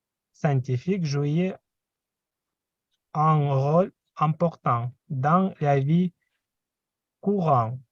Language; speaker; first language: French; non-native, learner; Russian